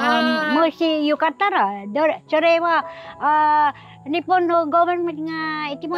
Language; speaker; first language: Japanese; non-native, learner; Filipino